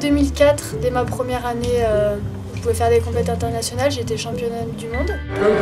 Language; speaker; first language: French; native; French